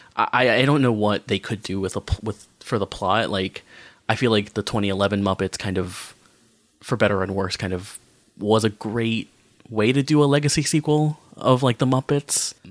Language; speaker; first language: English; native; English